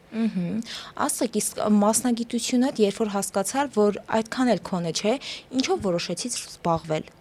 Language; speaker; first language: Armenian; native; Armenian